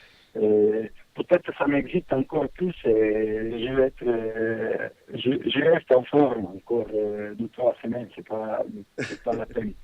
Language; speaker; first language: French; non-native, fluent; Bosnian